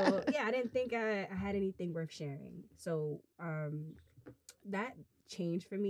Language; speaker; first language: English; native; English